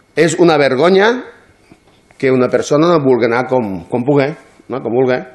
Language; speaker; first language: Catalan; native; Catalan